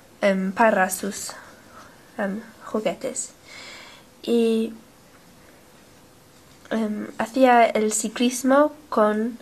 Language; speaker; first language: Spanish; non-native, learner; English